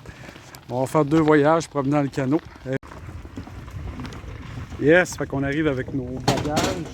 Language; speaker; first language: French; native; French